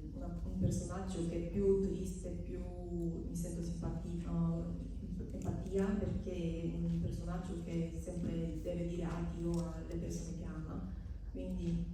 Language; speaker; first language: Italian; non-native, fluent; Korean